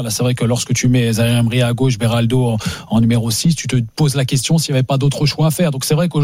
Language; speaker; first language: French; native; French